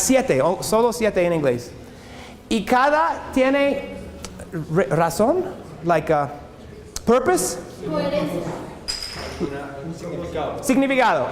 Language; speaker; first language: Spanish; non-native, learner; English